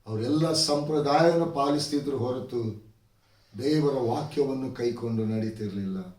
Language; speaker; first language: Kannada; native; Kannada